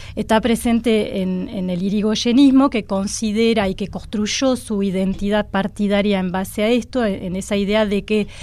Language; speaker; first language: Spanish; non-native, fluent; French